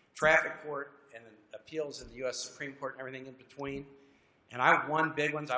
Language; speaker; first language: English; native; English